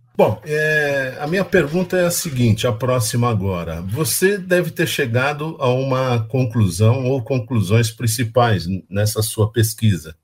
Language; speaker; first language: Portuguese; native; Portuguese